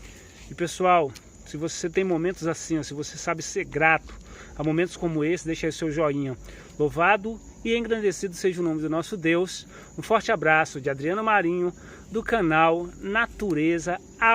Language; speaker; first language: Portuguese; native; Portuguese